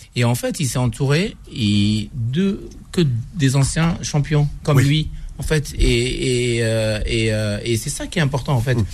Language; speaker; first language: French; non-native, local second language; Arabic